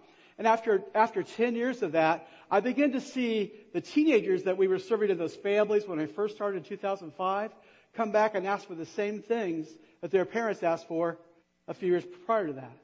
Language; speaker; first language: English; native; English